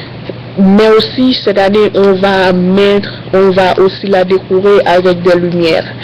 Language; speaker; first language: French; non-native, learner; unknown